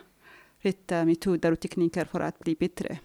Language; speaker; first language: Swedish; non-native, fluent; Arabic